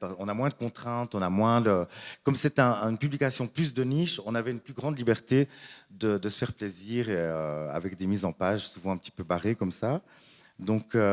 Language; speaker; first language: French; native; French